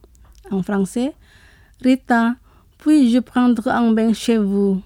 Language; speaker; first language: French; non-native, fluent; Indonesian